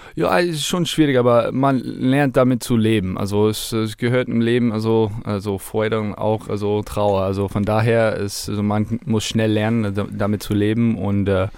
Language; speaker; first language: German; non-native, fluent; English